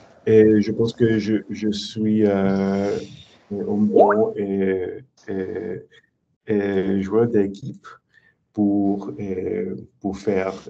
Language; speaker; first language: French; non-native, learner; English